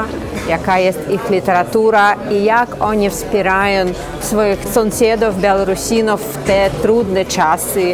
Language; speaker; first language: Polish; non-native, local second language; Belarusian